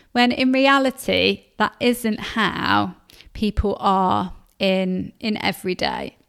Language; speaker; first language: English; native; English